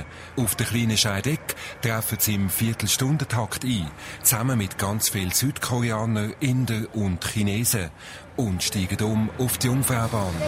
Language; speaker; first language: German; native; German